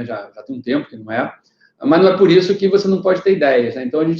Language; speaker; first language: Portuguese; native; Portuguese